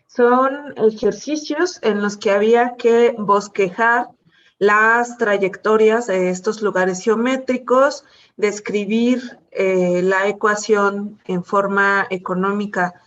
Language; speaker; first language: Spanish; native; Spanish